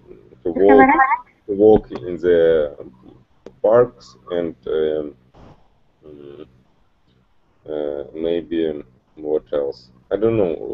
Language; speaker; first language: English; non-native, learner; Russian